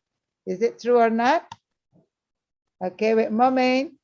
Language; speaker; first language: English; non-native, learner; Indonesian